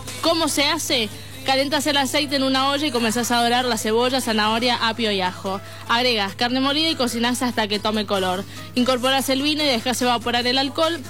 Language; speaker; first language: Spanish; native; Spanish